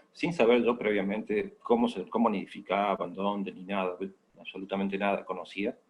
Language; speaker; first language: Spanish; native; Spanish